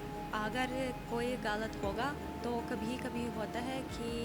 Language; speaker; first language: Hindi; non-native, learner; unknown